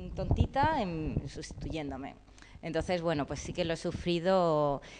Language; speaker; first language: Spanish; native; Spanish